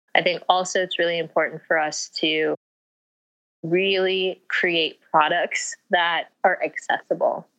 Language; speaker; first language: English; early bilingual, other home language; Akan